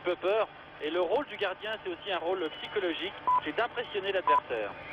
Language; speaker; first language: French; native; French